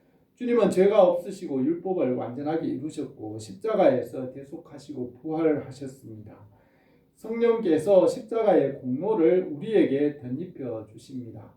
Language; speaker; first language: Korean; native; Korean